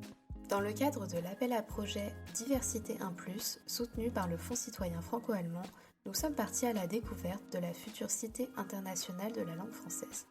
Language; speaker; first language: French; native; French